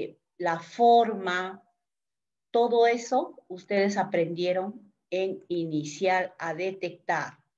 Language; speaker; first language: Spanish; native; Spanish